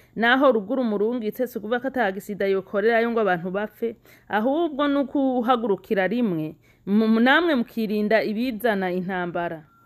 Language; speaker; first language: Rundi; native; Rundi